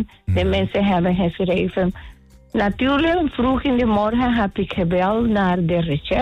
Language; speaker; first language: Dutch; non-native, learner; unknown